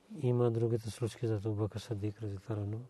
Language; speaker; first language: Bulgarian; non-native, learner; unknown